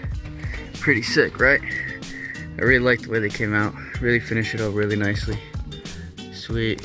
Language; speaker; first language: English; native; English